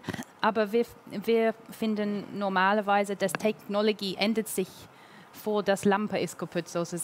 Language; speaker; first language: German; non-native, learner; English